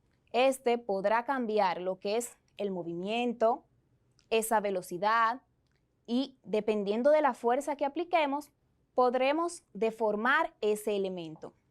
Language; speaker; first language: Spanish; native; Spanish